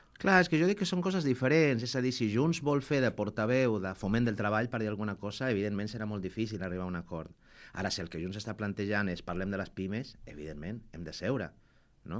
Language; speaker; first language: Catalan; non-native, fluent; Spanish